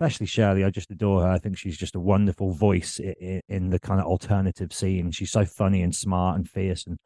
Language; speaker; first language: English; native; English